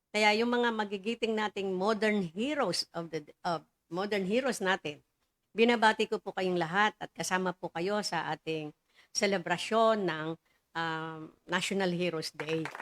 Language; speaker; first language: Filipino; native; Filipino